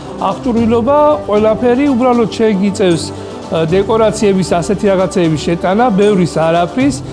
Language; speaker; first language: Georgian; native; Georgian